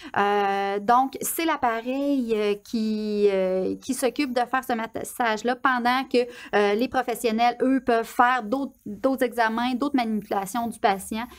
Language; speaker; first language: French; native; French